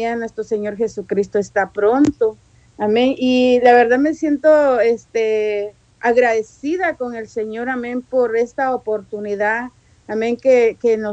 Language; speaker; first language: Spanish; native; Spanish